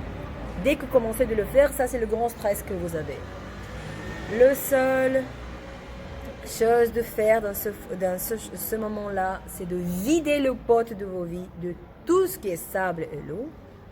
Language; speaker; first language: French; non-native, learner; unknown